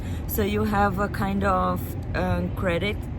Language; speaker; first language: English; non-native, fluent; Portuguese